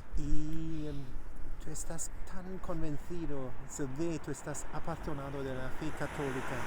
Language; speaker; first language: Spanish; non-native, learner; German